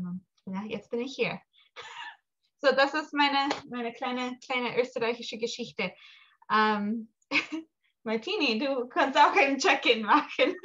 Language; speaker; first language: German; early bilingual, heritage; English